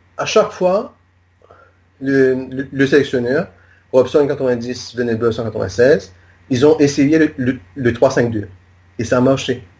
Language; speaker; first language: French; non-native, local second language; Morisyen